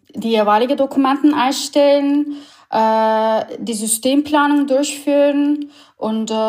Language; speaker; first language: German; non-native, fluent; Turkish